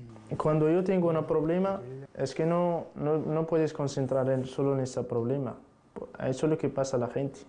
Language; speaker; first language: Spanish; non-native, learner; Arabic